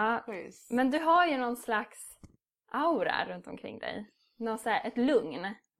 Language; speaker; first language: Swedish; native; Swedish